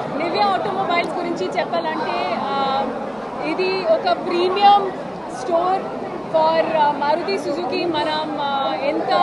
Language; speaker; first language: Telugu; non-native, learner; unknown